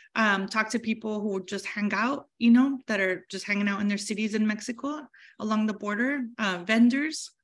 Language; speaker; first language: English; early bilingual, other home language; Spanish